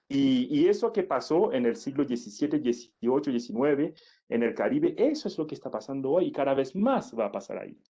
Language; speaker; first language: Spanish; non-native, fluent; Haitian Creole